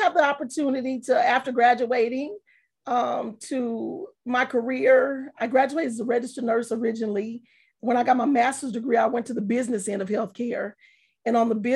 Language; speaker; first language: English; native; English